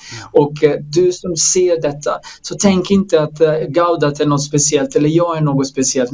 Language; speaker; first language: Swedish; non-native, fluent; Croatian